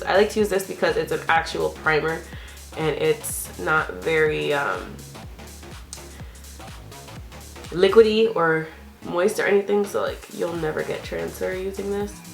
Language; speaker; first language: English; native; English